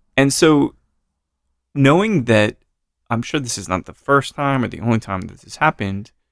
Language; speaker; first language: English; native; English